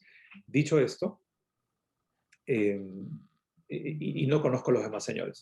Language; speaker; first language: Spanish; native; Spanish